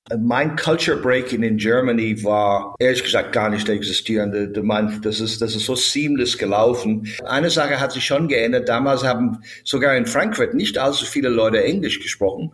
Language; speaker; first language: German; non-native, fluent; English